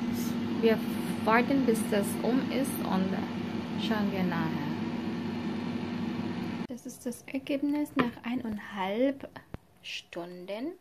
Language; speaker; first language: German; non-native, learner; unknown